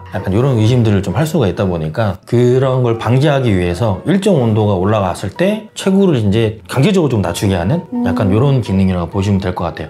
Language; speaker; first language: Korean; native; Korean